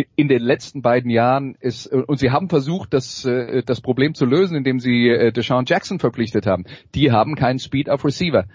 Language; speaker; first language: German; non-native, fluent; French